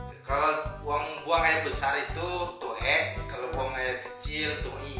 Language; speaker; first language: Indonesian; non-native, local second language; Achinese